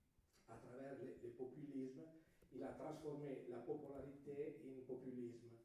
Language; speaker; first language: French; non-native, fluent; Italian